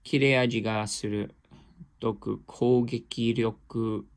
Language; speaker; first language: Japanese; non-native, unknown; English